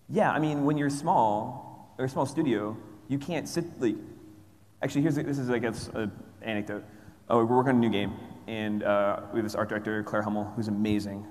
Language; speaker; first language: English; native; English